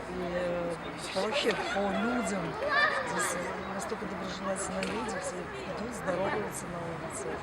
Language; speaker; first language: Russian; native; Russian